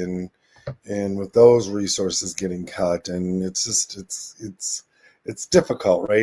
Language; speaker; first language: English; native; English